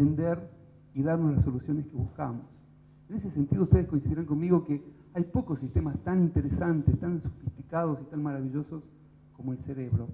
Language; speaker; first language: Spanish; native; Spanish